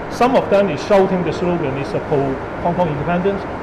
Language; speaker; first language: English; non-native, local second language; Cantonese